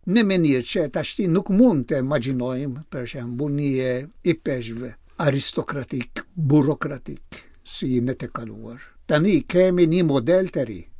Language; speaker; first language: Albanian; non-native, fluent; Maltese